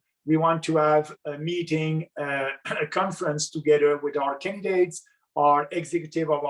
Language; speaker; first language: English; non-native, local second language; French